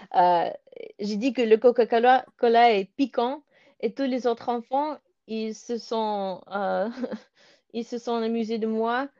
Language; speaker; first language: French; non-native, learner; English